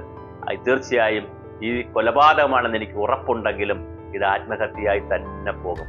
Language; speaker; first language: Malayalam; native; Malayalam